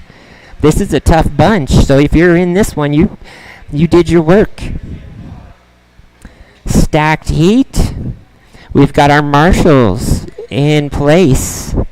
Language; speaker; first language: English; native; English